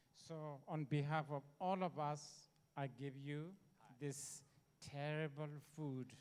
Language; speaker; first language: English; non-native, learner; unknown